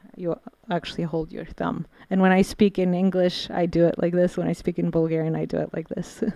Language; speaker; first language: English; non-native, fluent; Bulgarian